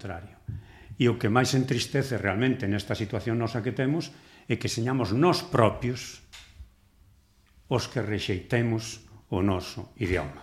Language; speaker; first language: Galician; non-native, local second language; Spanish